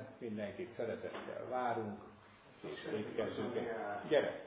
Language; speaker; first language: Hungarian; native; Hungarian